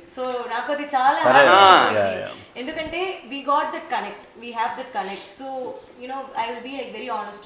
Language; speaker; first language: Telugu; non-native, learner; Tamil